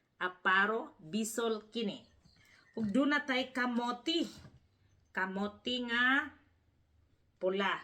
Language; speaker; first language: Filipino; non-native, local second language; Cebuano